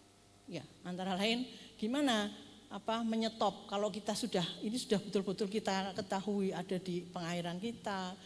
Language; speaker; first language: Indonesian; native; Indonesian